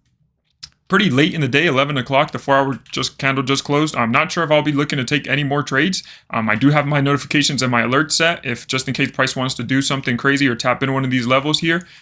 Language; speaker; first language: English; native; English